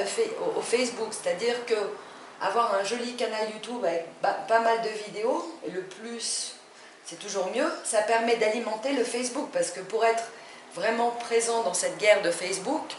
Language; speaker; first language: French; non-native, fluent; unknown